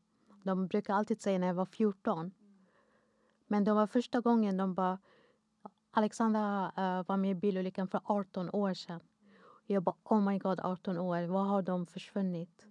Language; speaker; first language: Swedish; non-native, fluent; Arabic